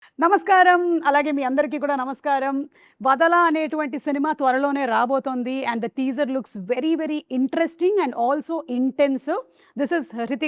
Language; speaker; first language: Telugu; native; Telugu